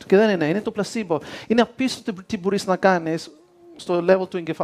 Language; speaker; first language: Greek; early bilingual, heritage; Greek